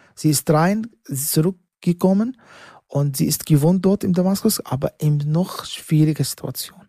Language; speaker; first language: German; non-native, learner; Arabic